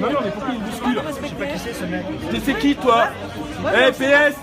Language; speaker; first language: French; native; French